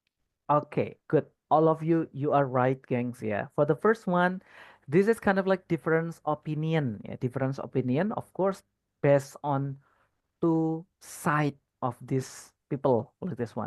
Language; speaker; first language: English; non-native, fluent; Indonesian